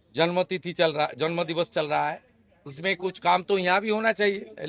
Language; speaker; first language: Hindi; non-native, local second language; Bangla